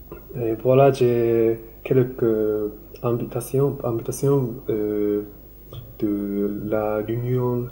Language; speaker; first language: French; non-native, learner; Japanese